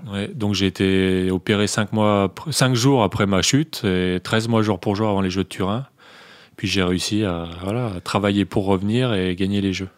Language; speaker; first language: French; native; French